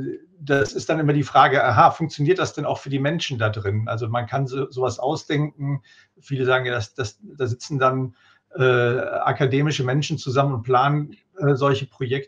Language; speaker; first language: German; native; German